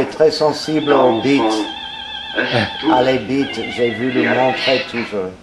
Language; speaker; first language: French; non-native, fluent; English